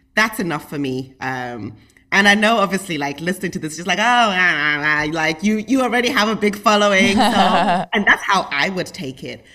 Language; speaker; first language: English; native; English